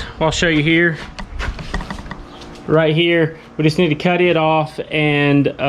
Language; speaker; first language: English; native; English